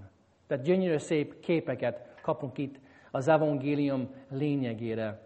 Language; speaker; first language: Hungarian; non-native, fluent; English